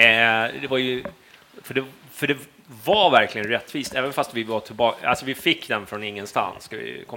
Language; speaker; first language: Swedish; native; Swedish